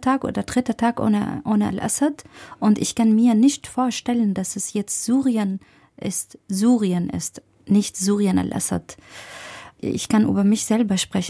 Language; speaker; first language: German; non-native, fluent; Arabic